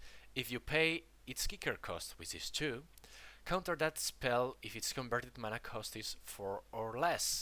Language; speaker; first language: English; non-native, fluent; Spanish